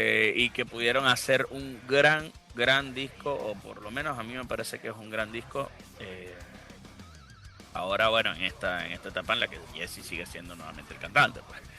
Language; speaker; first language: Spanish; native; Spanish